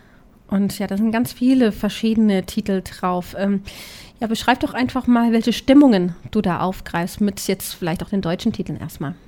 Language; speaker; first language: German; native; German